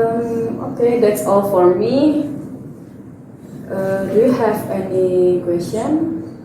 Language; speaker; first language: English; non-native, learner; Indonesian